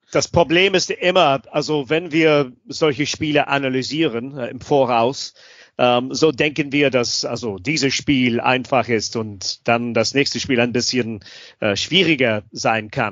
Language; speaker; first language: German; non-native, fluent; English